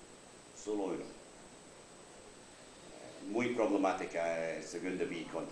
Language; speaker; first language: Spanish; non-native, learner; English